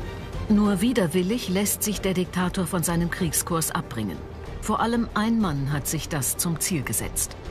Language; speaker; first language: German; native; German